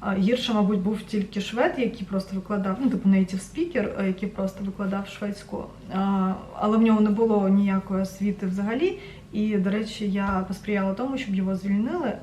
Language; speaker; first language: Ukrainian; non-native, local second language; Russian